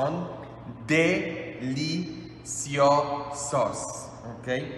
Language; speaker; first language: Spanish; non-native, fluent; English